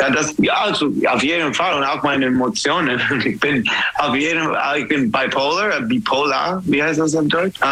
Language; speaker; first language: German; non-native, learner; English